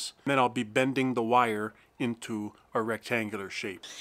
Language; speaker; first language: English; native; English